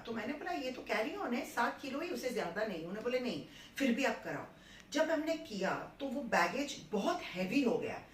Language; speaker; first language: Hindi; native; Hindi